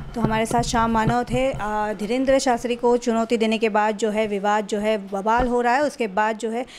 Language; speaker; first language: Hindi; non-native, local second language; Marathi